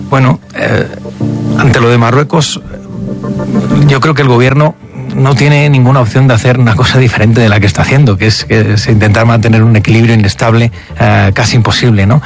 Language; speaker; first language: Spanish; native; Spanish